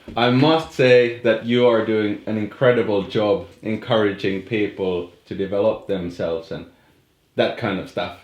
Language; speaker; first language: English; non-native, fluent; Finnish